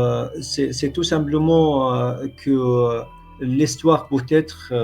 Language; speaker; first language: French; non-native, fluent; Arabic